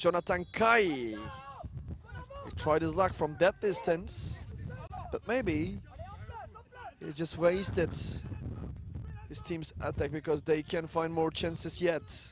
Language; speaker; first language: English; non-native, fluent; Turkish